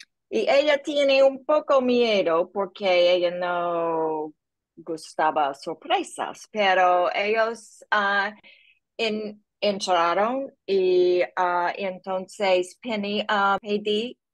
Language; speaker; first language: Spanish; non-native, learner; English